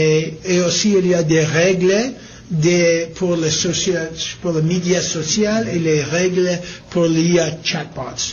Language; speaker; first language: French; non-native, learner; English